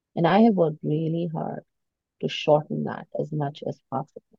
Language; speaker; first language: English; non-native, local second language; Hindi